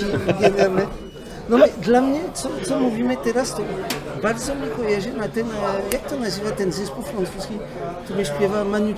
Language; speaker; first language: Polish; non-native, learner; French